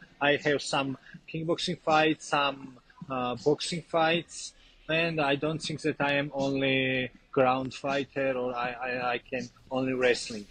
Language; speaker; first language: English; non-native, learner; Georgian